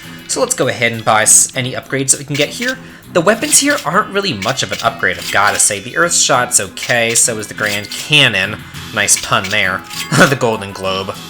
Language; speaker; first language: English; native; English